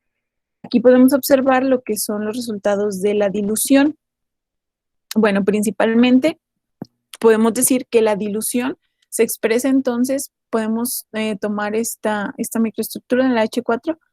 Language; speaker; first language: Spanish; native; Spanish